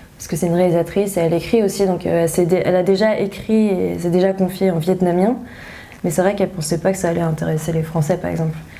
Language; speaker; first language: French; early bilingual, other home language; Vietnamese